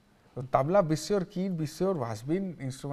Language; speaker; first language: Persian; non-native, learner; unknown